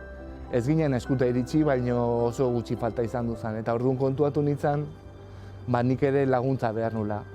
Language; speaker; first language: Basque; native; Basque